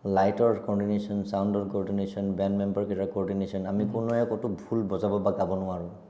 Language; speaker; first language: Assamese; native; Assamese